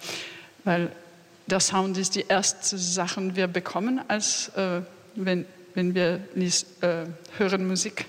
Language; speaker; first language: German; non-native, learner; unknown